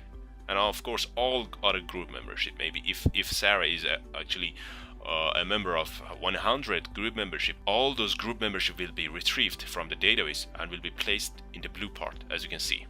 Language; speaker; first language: English; non-native, fluent; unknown